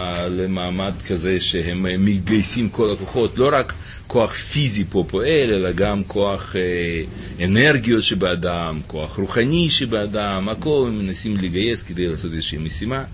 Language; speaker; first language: Hebrew; native; Hebrew